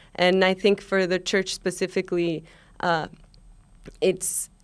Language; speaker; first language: English; non-native, fluent; Spanish